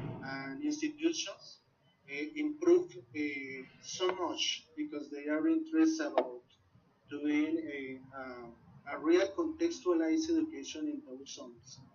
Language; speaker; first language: English; non-native, learner; Spanish